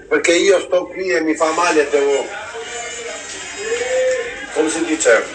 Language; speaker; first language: Italian; non-native, learner; Albanian